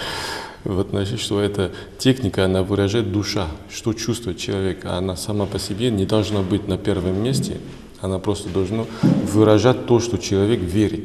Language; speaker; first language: Russian; non-native, fluent; French